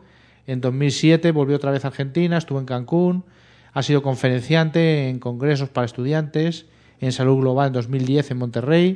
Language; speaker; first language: Spanish; native; Spanish